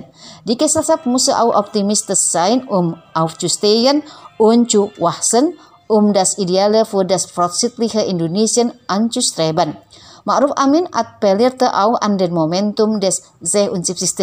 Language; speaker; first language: German; non-native, fluent; Indonesian